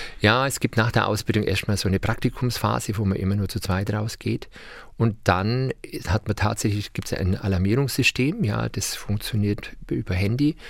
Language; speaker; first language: German; native; German